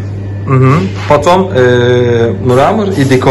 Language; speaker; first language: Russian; non-native, learner; Turkish